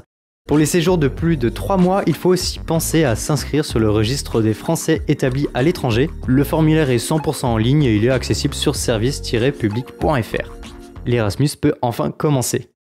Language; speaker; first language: French; native; French